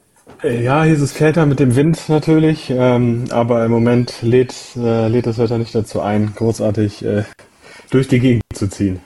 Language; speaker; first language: German; native; German